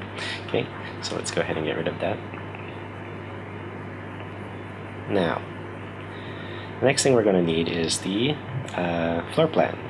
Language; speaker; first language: English; native; English